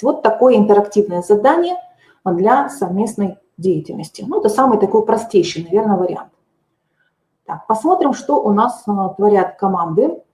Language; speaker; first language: Russian; native; Russian